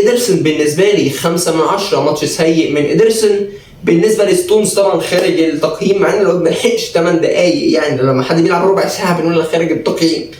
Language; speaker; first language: Arabic; native; Arabic